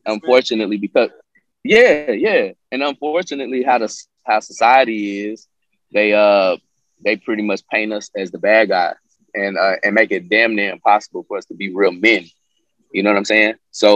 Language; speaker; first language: English; native; English